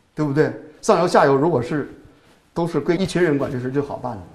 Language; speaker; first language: Chinese; native; Chinese